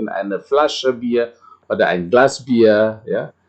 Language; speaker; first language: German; non-native, fluent; Indonesian